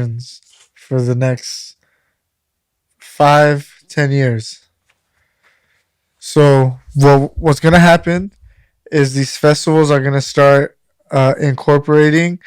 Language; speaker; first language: English; native; English